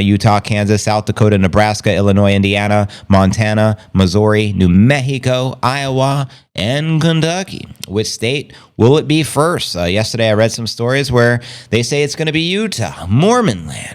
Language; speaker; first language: English; native; English